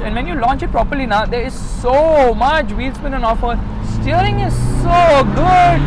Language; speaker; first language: English; non-native, local second language; Hindi